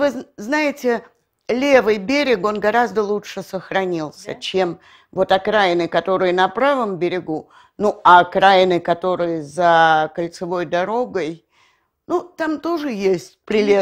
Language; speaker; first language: Russian; native; Russian